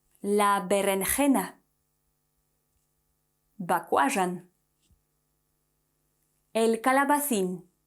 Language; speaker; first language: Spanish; non-native, fluent; Polish